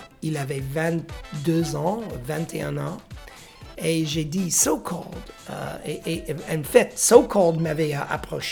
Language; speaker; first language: French; non-native, fluent; English